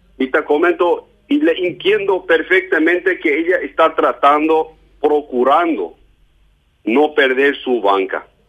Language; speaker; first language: Spanish; non-native, fluent; German